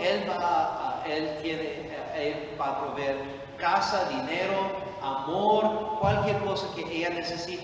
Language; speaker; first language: Spanish; non-native, fluent; English